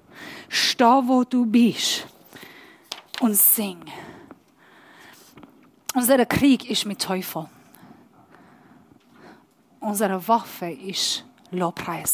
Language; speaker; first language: German; non-native, learner; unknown